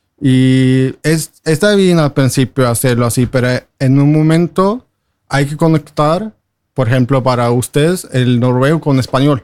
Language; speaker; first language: Spanish; non-native, fluent; Norwegian